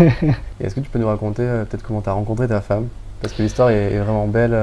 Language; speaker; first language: French; native; French